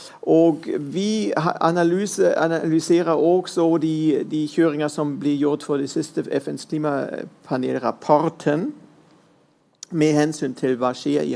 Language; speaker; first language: Norwegian; non-native, fluent; German